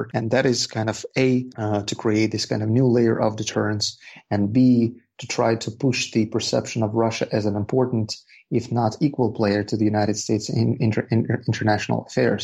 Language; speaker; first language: English; non-native, fluent; Russian